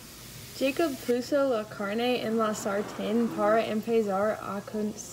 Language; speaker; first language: Spanish; non-native, learner; English